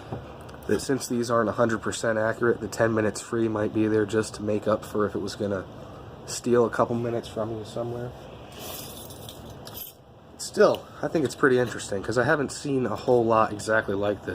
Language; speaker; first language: English; native; English